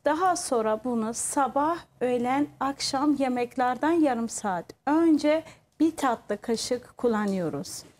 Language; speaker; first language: Turkish; non-native, fluent; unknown